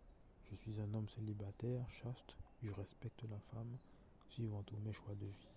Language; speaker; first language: French; native; French